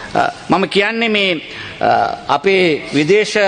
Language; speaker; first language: Sinhala; non-native, local second language; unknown